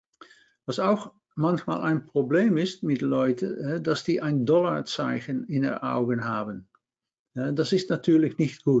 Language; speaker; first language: German; non-native, learner; Dutch